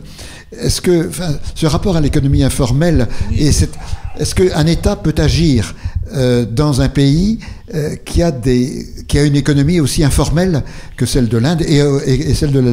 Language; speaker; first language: French; native; French